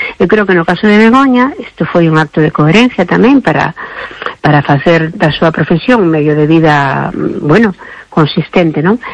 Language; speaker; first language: Galician; non-native, local second language; Spanish